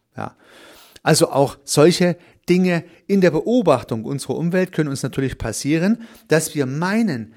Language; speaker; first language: German; native; German